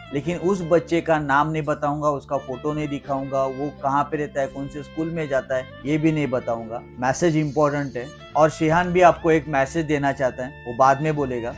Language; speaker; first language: Hindi; non-native, local second language; Marathi